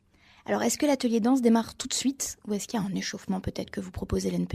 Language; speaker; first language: French; native; French